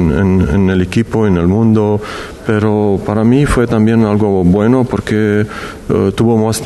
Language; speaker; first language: Spanish; non-native, learner; Romanian